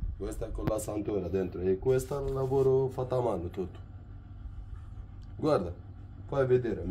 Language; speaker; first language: Italian; non-native, learner; Arabic